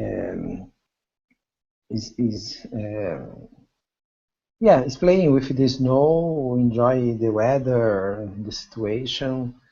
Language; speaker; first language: English; non-native, learner; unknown